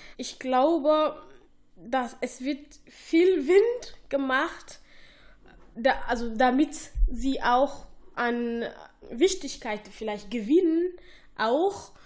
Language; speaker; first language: German; non-native, fluent; Somali